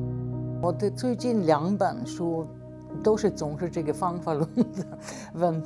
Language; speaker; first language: Chinese; non-native, fluent; Slovenian